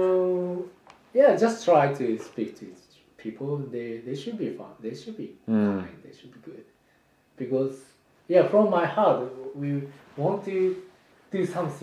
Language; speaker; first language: English; non-native, fluent; Japanese